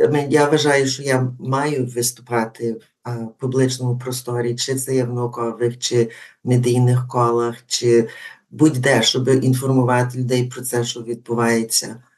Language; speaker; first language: Ukrainian; early bilingual, heritage; Ukrainian